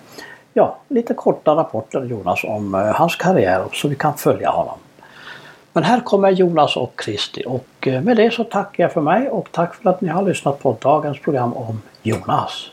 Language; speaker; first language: Swedish; native; Swedish